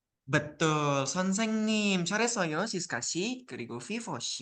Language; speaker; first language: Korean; non-native, fluent; Indonesian